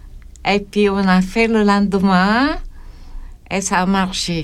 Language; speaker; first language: French; non-native, learner; Filipino